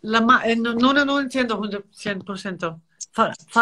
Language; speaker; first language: Spanish; non-native, learner; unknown